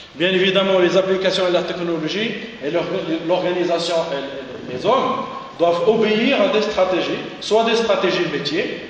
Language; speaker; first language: French; non-native, local second language; Arabic